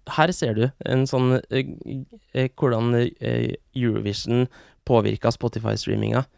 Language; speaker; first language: Norwegian; native; Norwegian